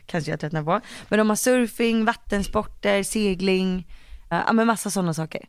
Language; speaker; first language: Swedish; native; Swedish